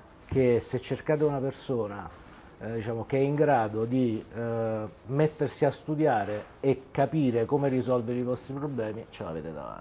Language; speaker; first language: Italian; native; Italian